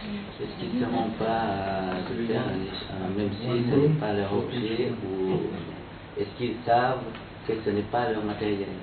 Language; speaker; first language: French; non-native, local second language; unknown